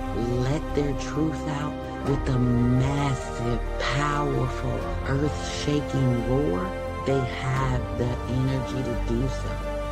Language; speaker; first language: English; native; English